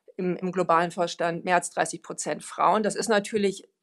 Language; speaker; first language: German; non-native, fluent; Swedish